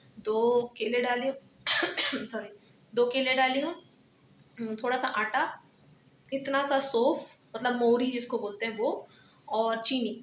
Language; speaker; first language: Hindi; non-native, local second language; Bangla